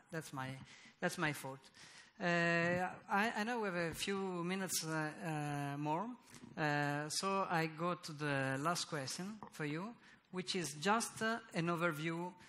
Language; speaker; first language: English; non-native, fluent; Italian